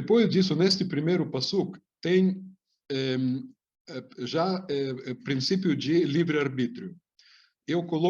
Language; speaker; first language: Portuguese; non-native, fluent; Hebrew